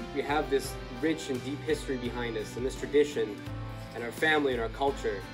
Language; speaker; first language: English; native; English